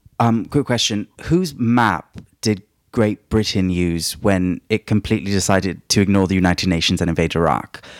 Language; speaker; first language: English; native; English